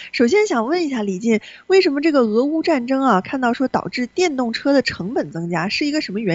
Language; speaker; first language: Chinese; native; Chinese